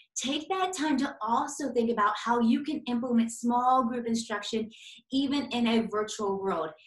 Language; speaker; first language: English; native; English